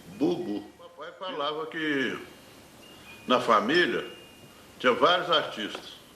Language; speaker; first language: Portuguese; native; Portuguese